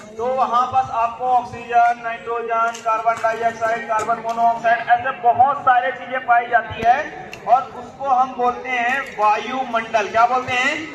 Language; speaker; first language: Hindi; native; Hindi